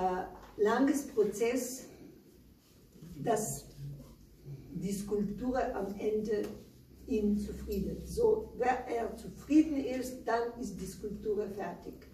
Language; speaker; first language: German; non-native, learner; Slovenian